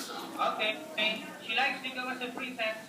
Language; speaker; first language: English; non-native, fluent; Spanish